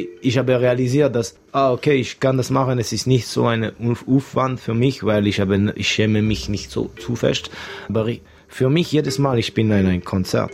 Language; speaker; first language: German; non-native, local second language; French